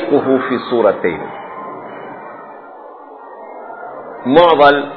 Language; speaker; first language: Arabic; non-native, fluent; Swahili